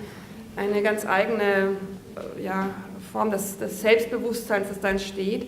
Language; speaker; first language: German; native; German